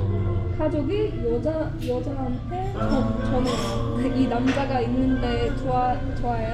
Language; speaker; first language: Korean; non-native, learner; Persian